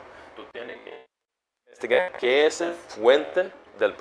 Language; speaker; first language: Spanish; non-native, fluent; Swedish